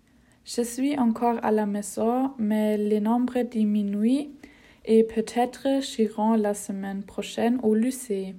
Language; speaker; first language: French; non-native, learner; German